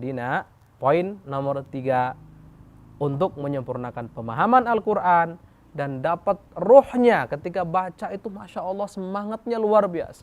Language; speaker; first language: Indonesian; native; Indonesian